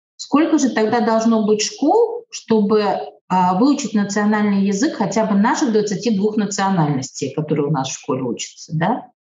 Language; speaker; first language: Russian; native; Russian